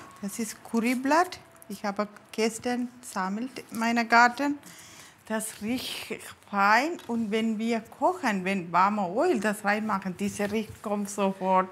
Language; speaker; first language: German; non-native, learner; Tamil